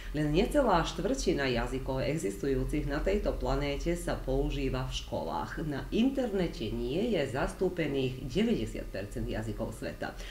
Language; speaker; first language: Slovak; native; Slovak